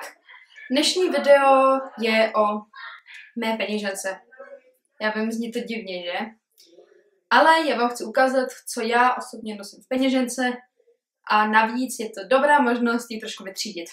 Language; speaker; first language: Czech; early bilingual, heritage; Czech